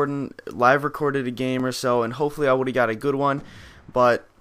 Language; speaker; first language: English; native; English